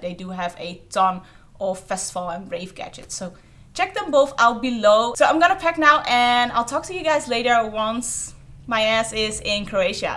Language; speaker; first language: English; non-native, fluent; Dutch